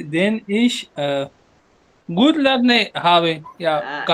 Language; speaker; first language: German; non-native, learner; Urdu